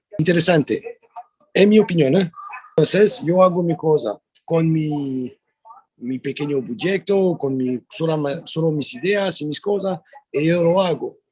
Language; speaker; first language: Spanish; non-native, learner; French